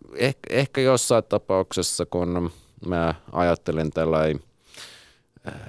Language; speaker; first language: Finnish; native; Finnish